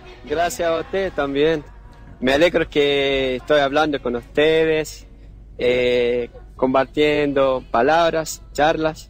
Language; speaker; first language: Spanish; non-native, learner; Arabic